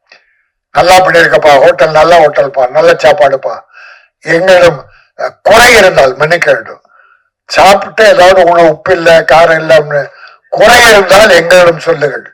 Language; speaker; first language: Tamil; native; Tamil